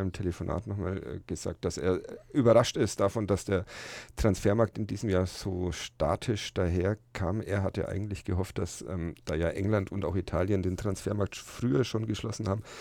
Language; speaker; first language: German; native; German